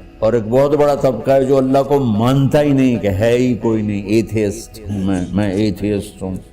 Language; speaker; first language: Urdu; non-native, local second language; Punjabi